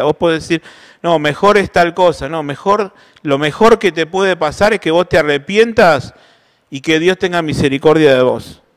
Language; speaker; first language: Spanish; native; Spanish